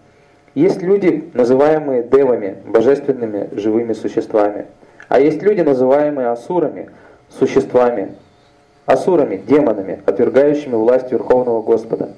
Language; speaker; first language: Russian; native; Russian